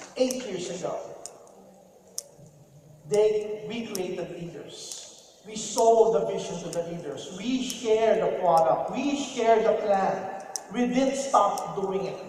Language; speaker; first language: English; non-native, local second language; Filipino